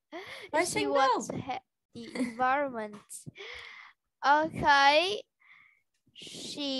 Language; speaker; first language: English; non-native, learner; Vietnamese